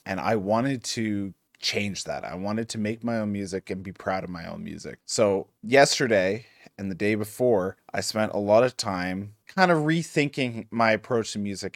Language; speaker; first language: English; native; English